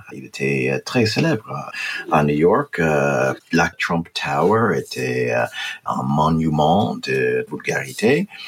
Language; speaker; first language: French; non-native, fluent; English